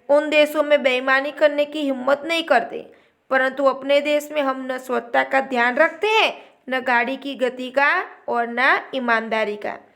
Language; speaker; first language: Hindi; non-native, local second language; Gujarati